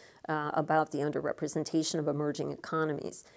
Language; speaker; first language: English; native; English